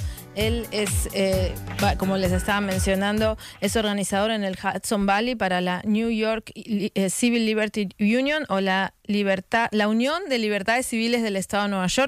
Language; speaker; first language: Spanish; native; Spanish